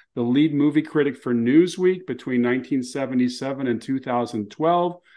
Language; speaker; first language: English; native; English